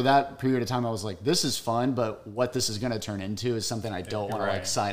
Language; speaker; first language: English; native; English